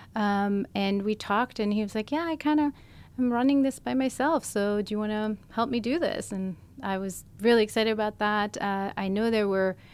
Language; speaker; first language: English; non-native, fluent; German